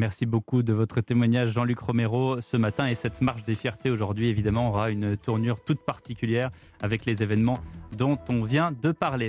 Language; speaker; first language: French; native; French